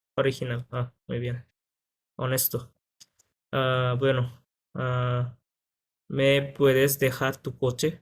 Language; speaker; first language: Spanish; non-native, fluent; Bangla